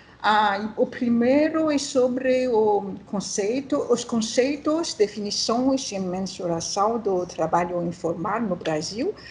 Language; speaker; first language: Portuguese; non-native, learner; French